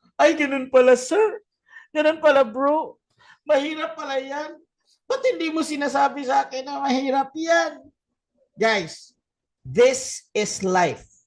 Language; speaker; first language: Filipino; non-native, local second language; Cebuano